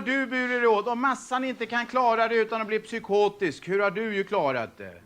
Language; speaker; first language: Swedish; native; Swedish